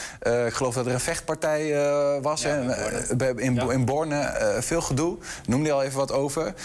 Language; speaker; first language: Dutch; native; Dutch